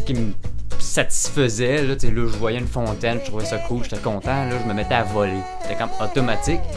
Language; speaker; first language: French; native; French